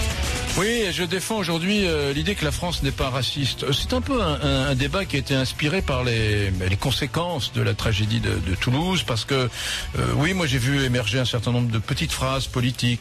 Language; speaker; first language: French; native; French